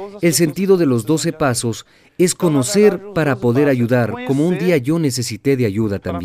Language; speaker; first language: Spanish; native; Spanish